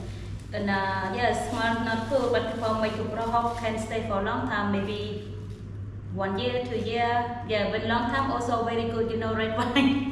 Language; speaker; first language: English; non-native, learner; Khmer